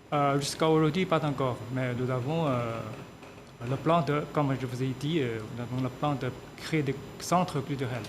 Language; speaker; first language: French; non-native, fluent; Chinese